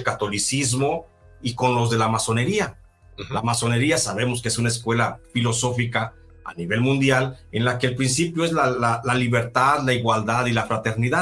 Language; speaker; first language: Spanish; native; Spanish